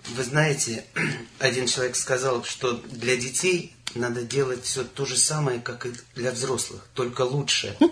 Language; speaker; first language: Russian; native; Russian